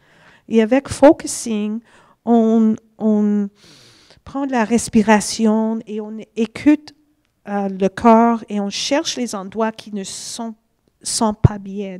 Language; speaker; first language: French; non-native, fluent; English